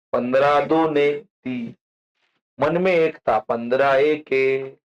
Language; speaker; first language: Hindi; non-native, local second language; Marathi